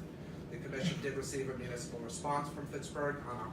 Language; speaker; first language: English; native; English